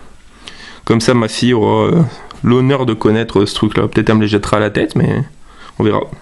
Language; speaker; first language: French; native; French